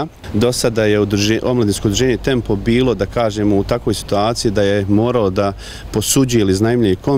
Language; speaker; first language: Croatian; native; Croatian